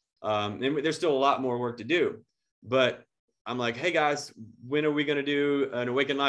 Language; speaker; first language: English; native; English